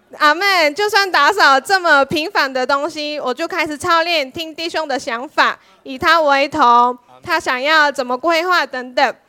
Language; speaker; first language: Chinese; non-native, fluent; Korean